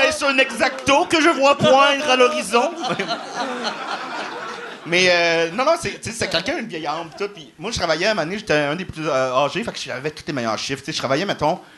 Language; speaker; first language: French; native; French